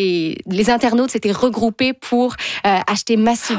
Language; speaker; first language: French; native; French